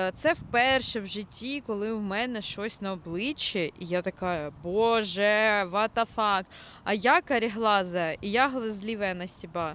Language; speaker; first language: Ukrainian; non-native, local second language; Russian